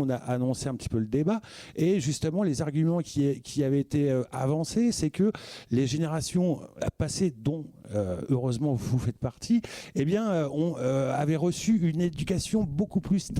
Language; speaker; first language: French; native; French